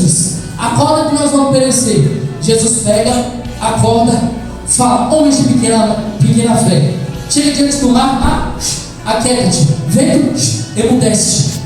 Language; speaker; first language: Portuguese; native; Portuguese